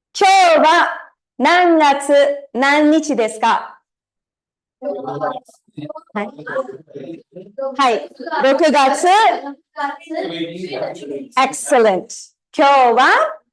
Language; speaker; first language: Japanese; non-native, fluent; Tamil